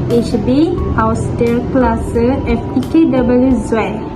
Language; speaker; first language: German; non-native, learner; Malay